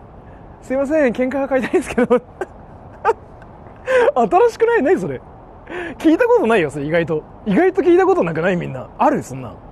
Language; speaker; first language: Japanese; native; Japanese